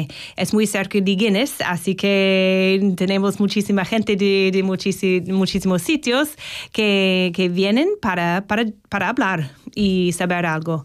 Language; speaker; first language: Spanish; non-native, fluent; English